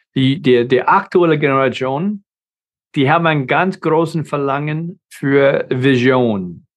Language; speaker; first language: German; non-native, fluent; English